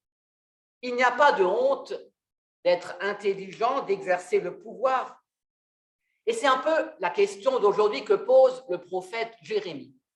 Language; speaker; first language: French; native; French